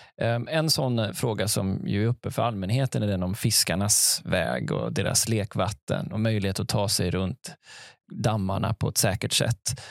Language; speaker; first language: Swedish; native; Swedish